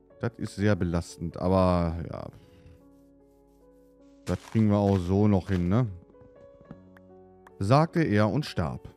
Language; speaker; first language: German; native; German